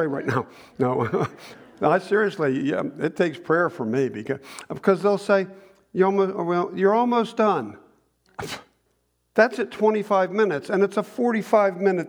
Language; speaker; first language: English; native; English